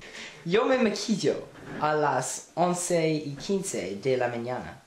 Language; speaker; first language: Spanish; non-native, learner; English